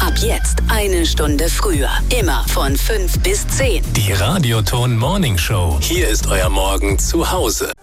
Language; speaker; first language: German; native; German